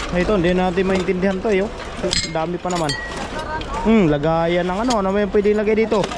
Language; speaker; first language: Filipino; native; Filipino